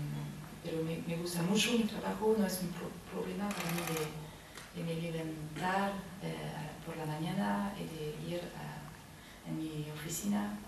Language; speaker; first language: Spanish; non-native, learner; French